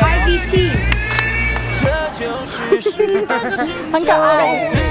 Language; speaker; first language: Chinese; non-native, learner; English